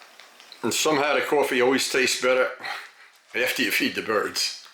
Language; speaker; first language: English; native; English